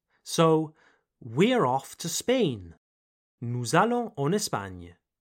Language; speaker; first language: French; non-native, fluent; English